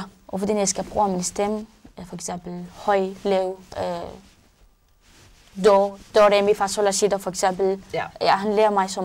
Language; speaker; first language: Danish; non-native, learner; Arabic